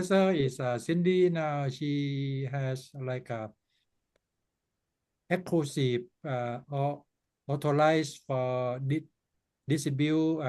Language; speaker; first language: English; non-native, learner; Thai